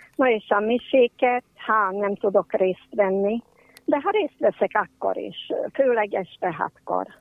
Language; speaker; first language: Hungarian; native; Hungarian